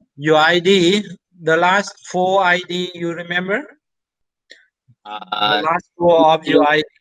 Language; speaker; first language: English; non-native, fluent; Thai